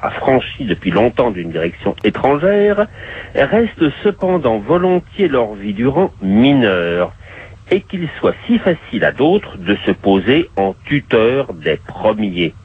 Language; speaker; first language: French; native; French